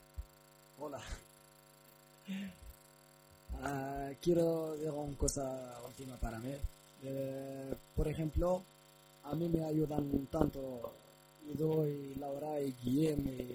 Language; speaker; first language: Spanish; non-native, learner; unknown